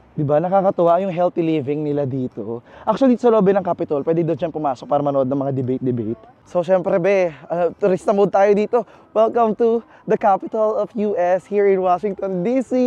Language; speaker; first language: Filipino; native; Filipino